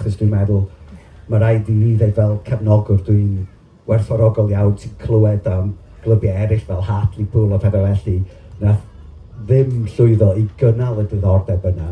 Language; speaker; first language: Welsh; native; Welsh